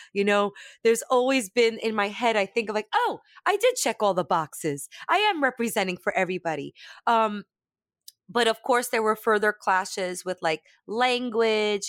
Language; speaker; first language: English; early bilingual, other home language; Spanish